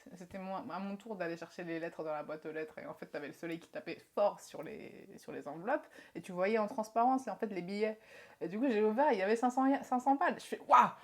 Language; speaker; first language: French; early bilingual, other home language; Japanese